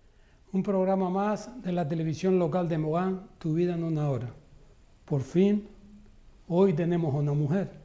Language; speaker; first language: Spanish; native; Spanish